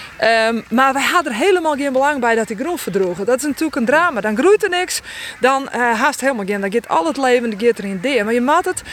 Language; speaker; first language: Dutch; non-native, local second language; Western Frisian